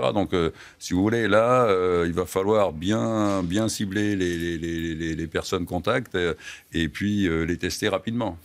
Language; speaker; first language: French; native; French